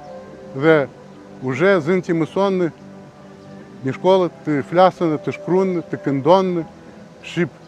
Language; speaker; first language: Albanian; early bilingual, heritage; Albanian